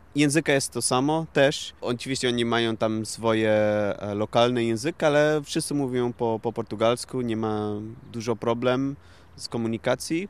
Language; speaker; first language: Polish; non-native, learner; Portuguese